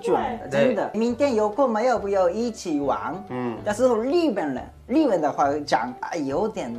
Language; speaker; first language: Chinese; non-native, fluent; Japanese